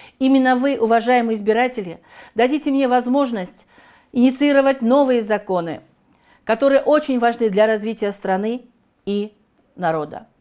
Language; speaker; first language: Russian; native; Russian